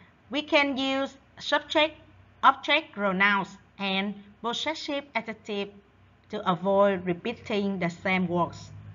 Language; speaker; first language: English; non-native, fluent; Vietnamese